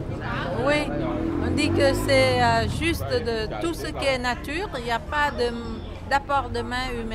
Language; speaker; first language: French; non-native, fluent; Vietnamese